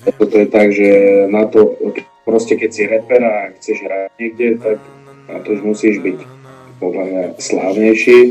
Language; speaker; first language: Slovak; non-native, local second language; Hungarian